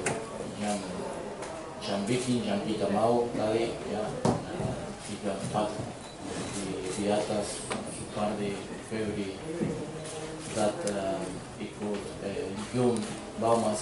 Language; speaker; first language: Indonesian; non-native, learner; Spanish